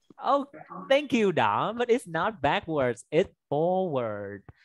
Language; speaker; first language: English; non-native, fluent; Vietnamese